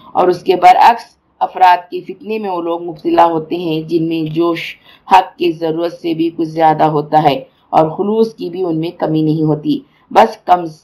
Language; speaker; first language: Urdu; native; Urdu